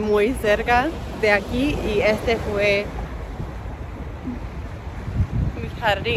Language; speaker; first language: Spanish; non-native, learner; English